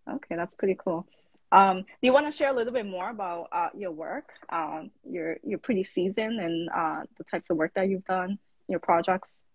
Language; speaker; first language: English; native; English